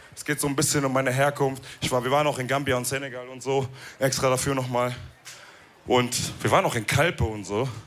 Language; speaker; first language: German; early bilingual, other home language; Wolof